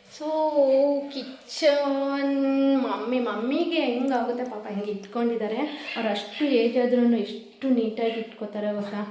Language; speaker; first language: Kannada; non-native, local second language; Kodava